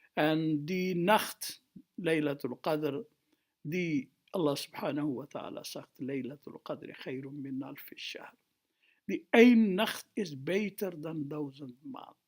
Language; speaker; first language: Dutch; non-native, fluent; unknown